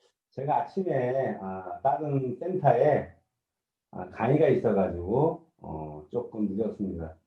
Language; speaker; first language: Korean; native; Korean